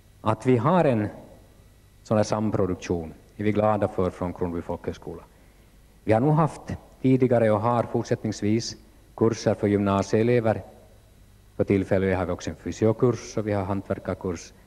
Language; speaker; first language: Swedish; native; Swedish